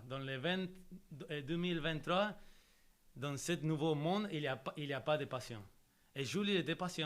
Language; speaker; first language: French; non-native, fluent; Spanish